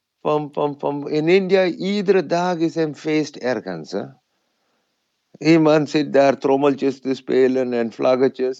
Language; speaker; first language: Dutch; non-native, fluent; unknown